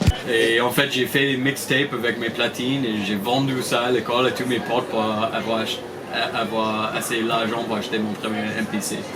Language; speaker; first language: French; non-native, fluent; English